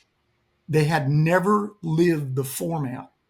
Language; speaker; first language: English; native; English